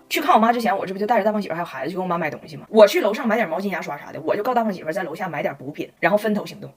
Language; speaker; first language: Chinese; native; Chinese